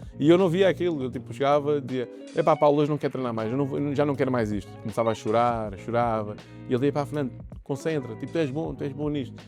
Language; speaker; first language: Portuguese; early bilingual, other home language; Kabuverdianu